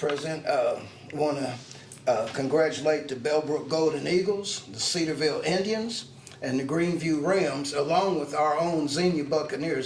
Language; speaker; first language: English; native; English